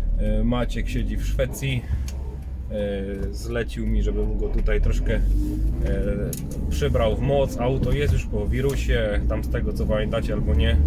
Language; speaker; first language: Polish; native; Polish